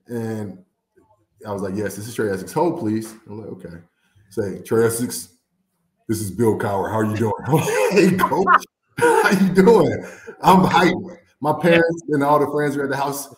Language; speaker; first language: English; native; English